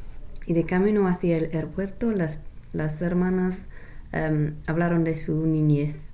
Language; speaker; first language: Spanish; non-native, learner; English